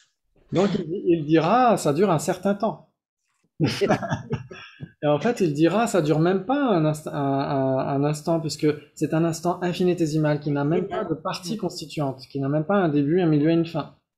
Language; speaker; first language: French; native; French